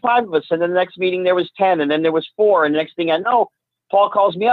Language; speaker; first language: English; native; English